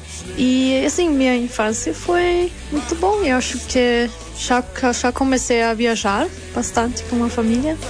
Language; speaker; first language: Portuguese; non-native, learner; German